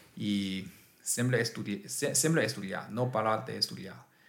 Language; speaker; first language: Spanish; non-native, learner; Chinese